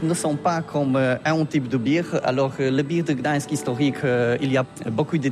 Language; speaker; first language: French; non-native, learner; Polish